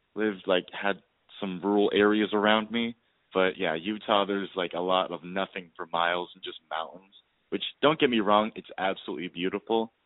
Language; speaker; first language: English; native; English